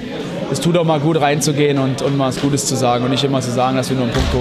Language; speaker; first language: German; native; German